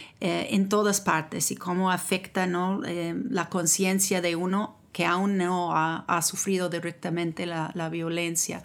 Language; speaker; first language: Spanish; non-native, fluent; English